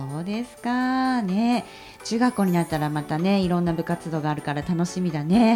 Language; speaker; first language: Japanese; native; Japanese